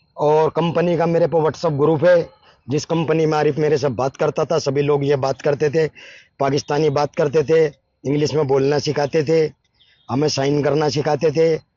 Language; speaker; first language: Hindi; native; Hindi